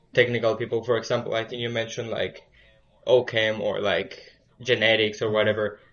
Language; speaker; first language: English; early bilingual, other home language; Spanish